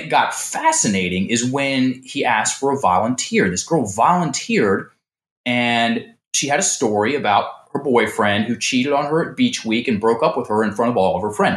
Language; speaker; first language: English; native; English